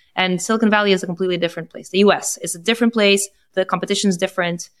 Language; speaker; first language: English; non-native, fluent; Portuguese